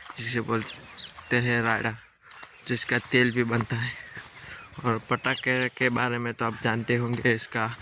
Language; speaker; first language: Hindi; non-native, local second language; Gujarati